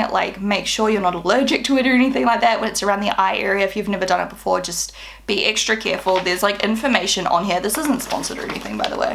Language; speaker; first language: English; native; English